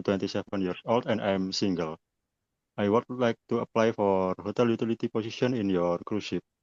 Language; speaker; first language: English; non-native, learner; Indonesian